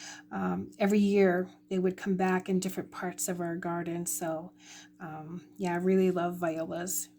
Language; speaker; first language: English; native; English